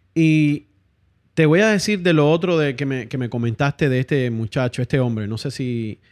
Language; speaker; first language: Spanish; native; Spanish